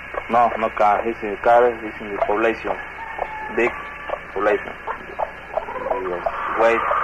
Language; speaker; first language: English; non-native, learner; Spanish